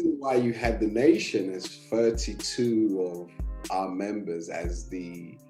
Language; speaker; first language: English; native; English